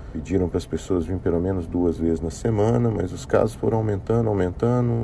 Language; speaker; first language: Portuguese; native; Portuguese